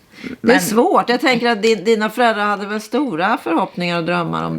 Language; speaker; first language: Swedish; native; Swedish